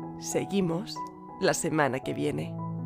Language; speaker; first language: Spanish; native; Spanish